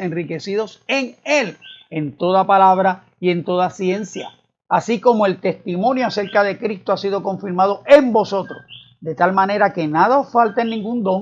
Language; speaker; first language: Spanish; native; Spanish